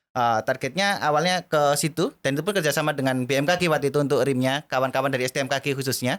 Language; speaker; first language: Indonesian; native; Indonesian